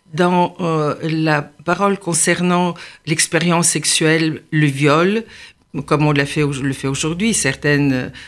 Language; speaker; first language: French; non-native, fluent; Bulgarian